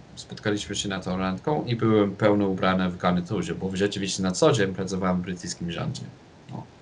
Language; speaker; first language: Polish; non-native, fluent; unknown